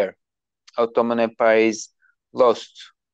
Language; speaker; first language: English; non-native, learner; Turkish